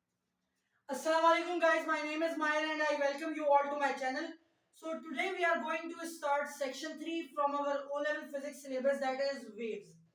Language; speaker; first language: English; non-native, local second language; Urdu